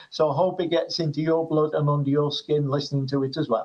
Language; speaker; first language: English; native; English